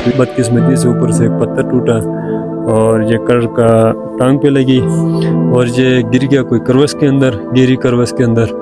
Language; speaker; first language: Urdu; non-native, local second language; Sicilian